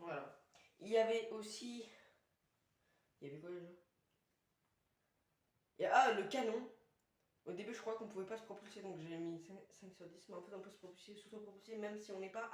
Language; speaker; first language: French; native; French